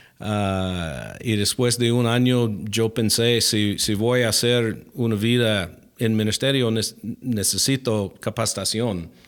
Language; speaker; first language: Spanish; non-native, fluent; English